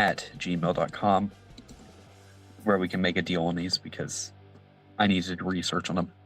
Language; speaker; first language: English; native; English